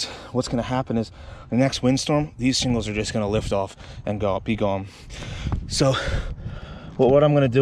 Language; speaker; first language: English; native; English